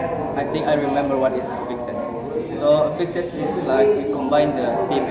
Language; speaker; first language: English; non-native, learner; Indonesian